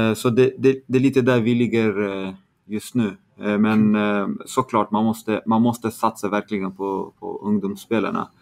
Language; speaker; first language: Swedish; early bilingual, other home language; Kurdish